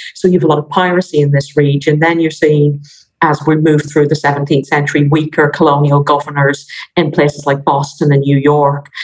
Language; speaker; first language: English; native; English